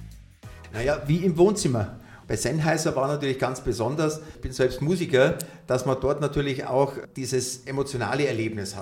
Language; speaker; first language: German; native; German